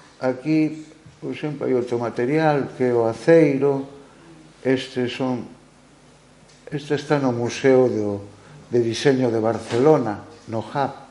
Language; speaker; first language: Galician; non-native, local second language; Spanish